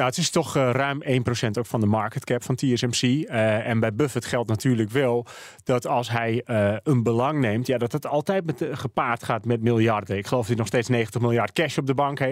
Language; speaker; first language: Dutch; native; Dutch